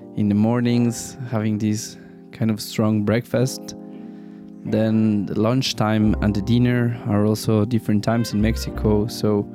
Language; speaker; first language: English; non-native, fluent; Spanish